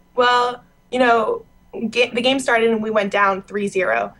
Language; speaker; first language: English; native; English